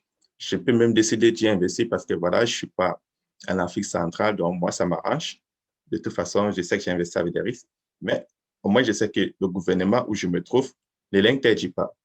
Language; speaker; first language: French; native; French